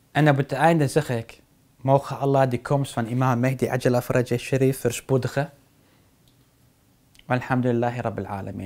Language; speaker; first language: Dutch; non-native, fluent; Arabic